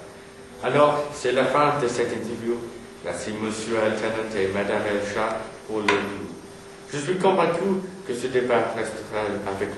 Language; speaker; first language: French; non-native, learner; English